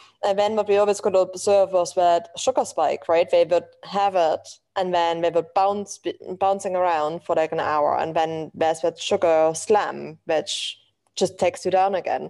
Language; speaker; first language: English; non-native, fluent; German